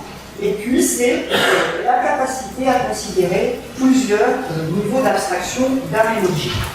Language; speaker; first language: French; native; French